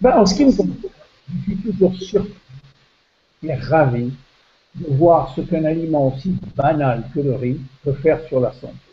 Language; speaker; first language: French; native; French